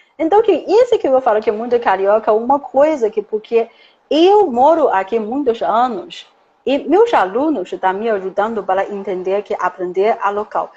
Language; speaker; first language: Portuguese; non-native, learner; Chinese